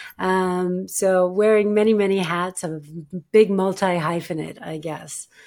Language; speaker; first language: English; native; English